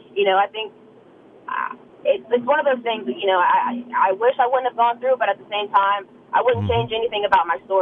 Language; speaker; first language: English; native; English